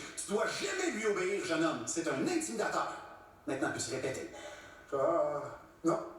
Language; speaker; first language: French; native; French